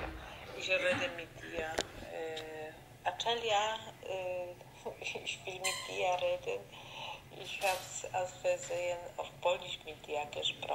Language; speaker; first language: German; early bilingual, other home language; Polish